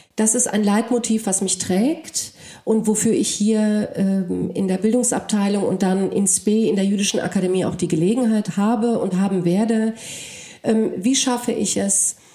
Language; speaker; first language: German; early bilingual, other home language; Polish